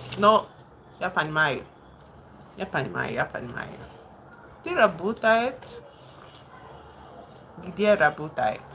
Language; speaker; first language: Russian; non-native, learner; English